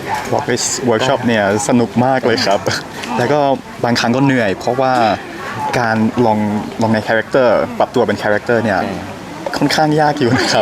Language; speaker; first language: Thai; non-native, learner; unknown